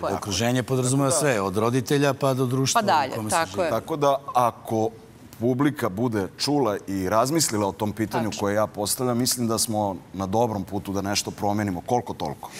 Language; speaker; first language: Serbian; native; Serbian